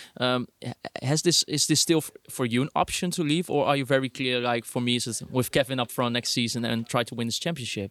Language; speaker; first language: English; non-native, fluent; Dutch